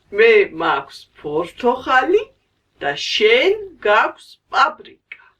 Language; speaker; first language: Georgian; non-native, learner; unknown